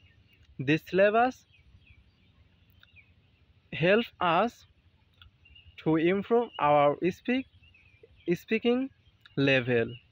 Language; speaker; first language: English; non-native, learner; Bangla